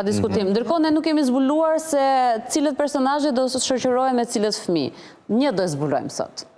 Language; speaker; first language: Albanian; native; Albanian